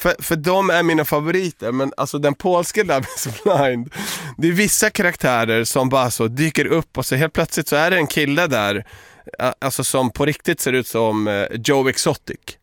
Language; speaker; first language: Swedish; native; Swedish